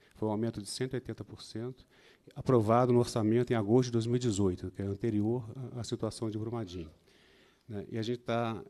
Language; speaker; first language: Portuguese; native; Portuguese